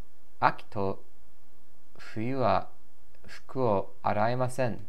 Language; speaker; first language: Japanese; non-native, learner; English